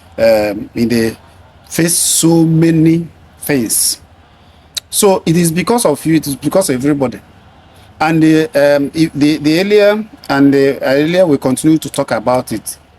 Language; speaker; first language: Nigerian Pidgin; non-native, local second language; Igbo